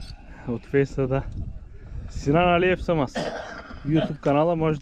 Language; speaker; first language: Bulgarian; non-native, local second language; Turkish